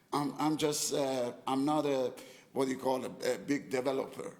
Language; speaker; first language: English; non-native, fluent; Persian